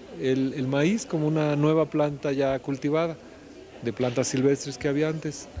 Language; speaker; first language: Spanish; native; Spanish